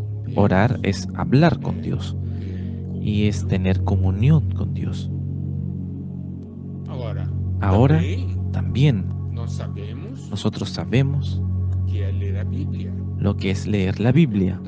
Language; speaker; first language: Spanish; non-native, fluent; Portuguese